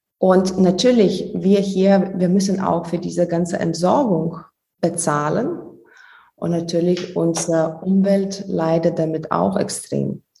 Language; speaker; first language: German; non-native, fluent; Lithuanian